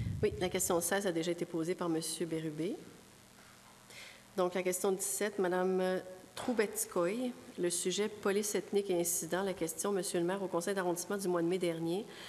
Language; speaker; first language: French; native; French